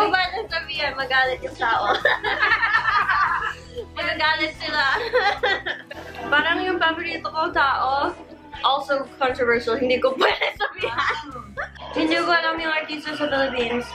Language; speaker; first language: Filipino; early bilingual, heritage; English